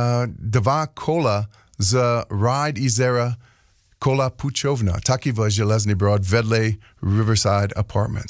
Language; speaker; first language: Czech; non-native, learner; English